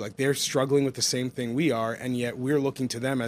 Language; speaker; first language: English; native; English